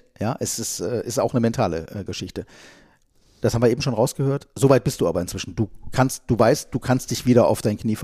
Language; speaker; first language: German; native; German